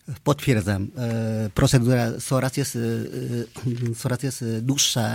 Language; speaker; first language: Polish; non-native, fluent; Vietnamese